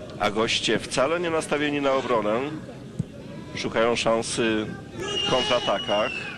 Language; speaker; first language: Polish; native; Polish